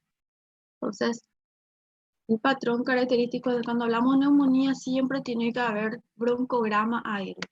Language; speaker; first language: Spanish; native; Spanish